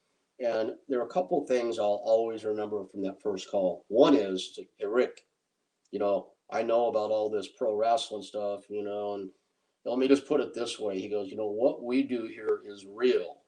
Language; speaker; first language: English; native; English